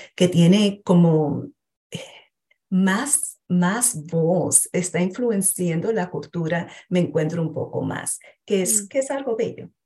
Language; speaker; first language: Spanish; early bilingual, heritage; Spanish